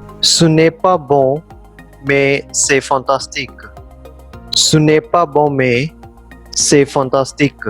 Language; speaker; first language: French; non-native, fluent; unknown